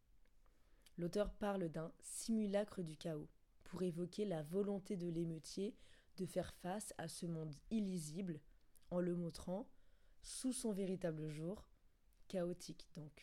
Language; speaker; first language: French; native; French